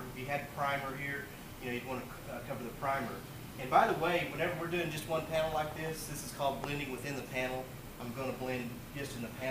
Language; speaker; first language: English; native; English